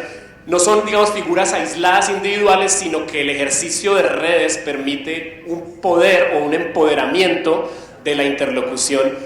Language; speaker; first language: Spanish; native; Spanish